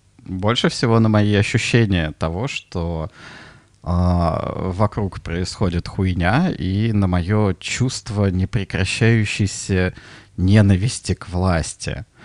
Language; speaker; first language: Russian; native; Russian